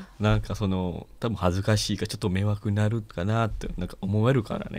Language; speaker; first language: Japanese; non-native, learner; Malay